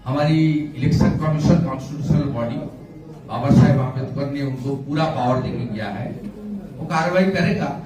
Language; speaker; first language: Hindi; non-native, local second language; Bangla